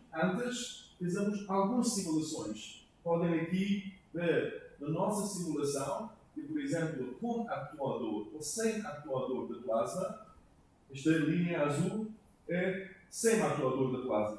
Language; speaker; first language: Portuguese; non-native, learner; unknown